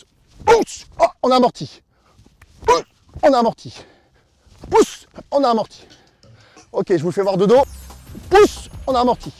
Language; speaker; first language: French; native; French